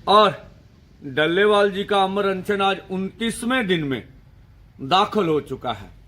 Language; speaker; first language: Hindi; non-native, local second language; Punjabi